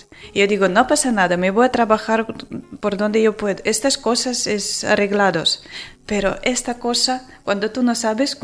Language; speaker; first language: Spanish; non-native, learner; Ukrainian